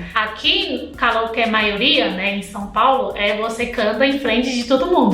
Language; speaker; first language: Portuguese; non-native, fluent; Chinese